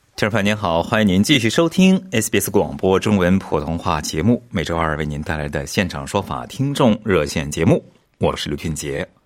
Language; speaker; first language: Chinese; native; Chinese